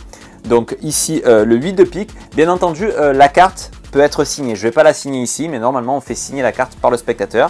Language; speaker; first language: French; native; French